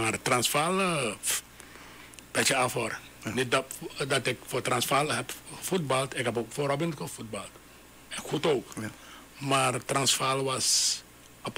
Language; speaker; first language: Dutch; non-native, local second language; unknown